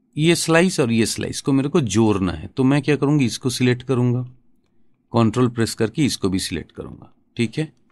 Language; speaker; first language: Hindi; non-native, local second language; Bangla